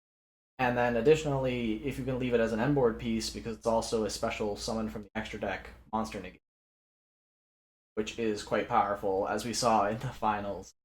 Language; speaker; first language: English; native; English